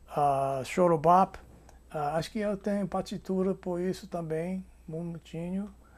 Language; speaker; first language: Portuguese; non-native, fluent; English